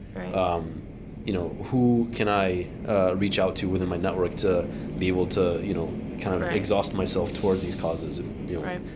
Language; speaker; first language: English; early bilingual, other home language; Arabic